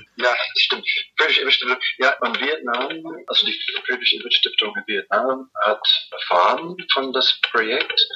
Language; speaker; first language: German; non-native, fluent; English